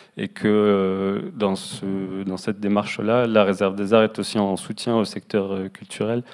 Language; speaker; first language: French; native; French